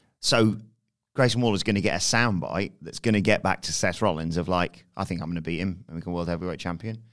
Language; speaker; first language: English; native; English